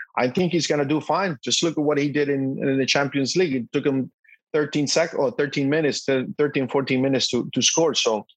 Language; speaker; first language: English; non-native, fluent; Spanish